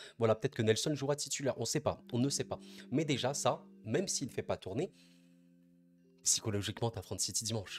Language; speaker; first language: French; native; French